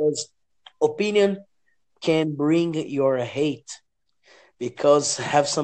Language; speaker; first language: English; non-native, learner; Portuguese